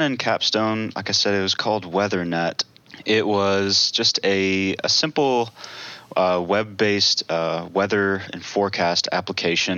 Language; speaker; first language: English; native; English